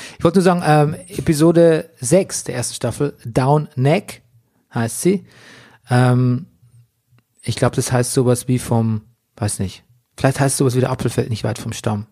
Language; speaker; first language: German; native; German